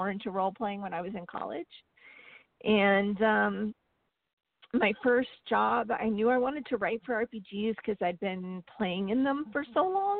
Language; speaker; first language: English; native; English